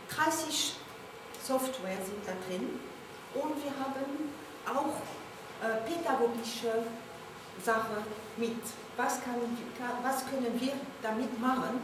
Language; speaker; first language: German; non-native, learner; French